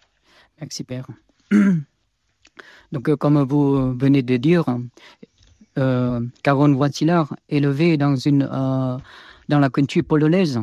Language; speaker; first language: French; non-native, fluent; Vietnamese